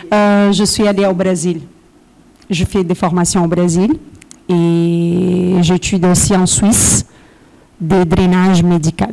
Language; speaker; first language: French; non-native, fluent; Portuguese